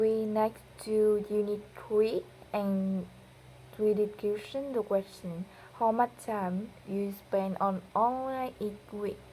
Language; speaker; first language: English; non-native, learner; Vietnamese